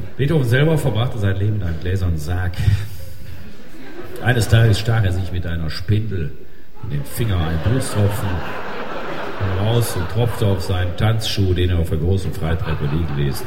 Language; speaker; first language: German; native; German